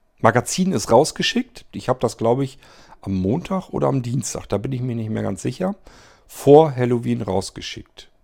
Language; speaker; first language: German; native; German